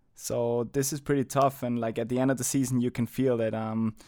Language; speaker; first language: English; non-native, fluent; German